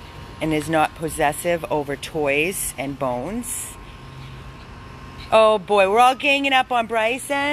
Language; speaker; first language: English; native; English